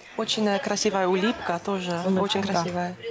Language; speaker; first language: Russian; non-native, learner; English